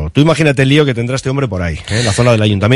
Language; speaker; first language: Spanish; native; Spanish